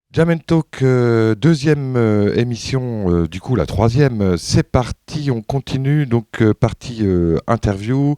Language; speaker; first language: French; native; French